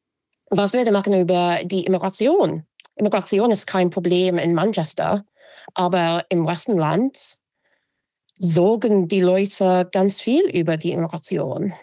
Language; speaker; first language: German; non-native, fluent; English